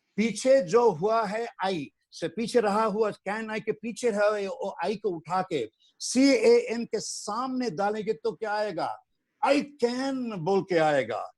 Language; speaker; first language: Hindi; non-native, local second language; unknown